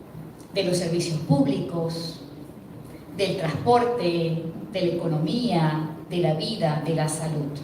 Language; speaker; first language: Spanish; native; Spanish